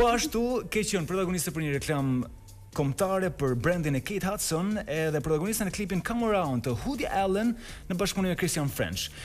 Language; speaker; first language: Albanian; native; Albanian